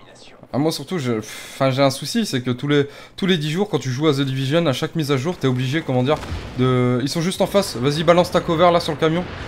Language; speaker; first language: French; native; French